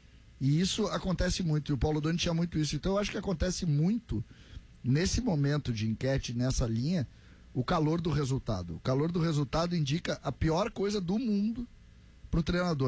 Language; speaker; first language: Portuguese; native; Portuguese